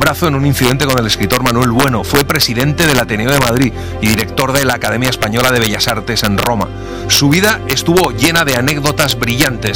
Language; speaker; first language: Spanish; native; Spanish